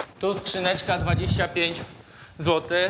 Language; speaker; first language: Polish; native; Polish